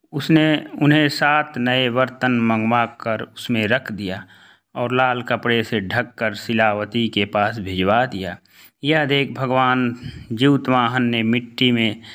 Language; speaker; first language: Hindi; native; Hindi